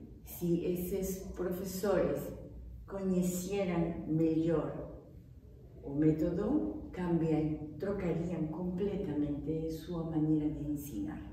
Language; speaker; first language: Portuguese; non-native, fluent; Spanish